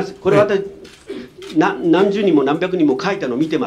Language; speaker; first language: Japanese; native; Japanese